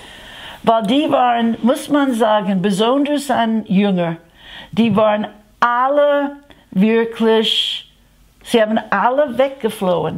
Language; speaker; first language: German; non-native, fluent; English